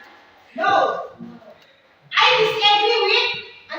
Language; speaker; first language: English; non-native, learner; Indonesian